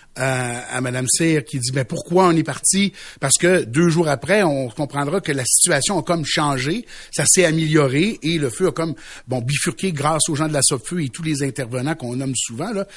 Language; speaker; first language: French; native; French